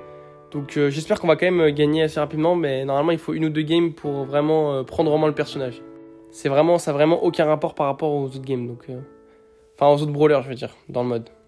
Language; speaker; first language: French; native; French